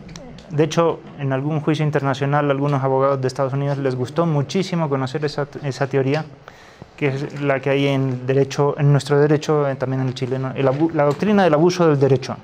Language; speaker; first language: Spanish; native; Spanish